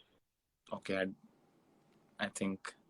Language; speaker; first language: English; non-native, local second language; Hindi